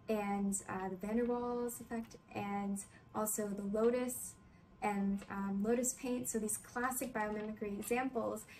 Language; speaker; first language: English; native; English